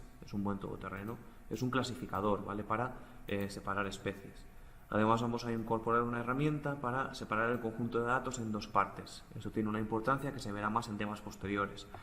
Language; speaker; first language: Spanish; native; Spanish